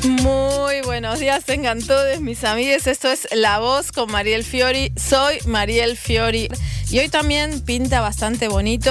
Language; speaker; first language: Spanish; native; Spanish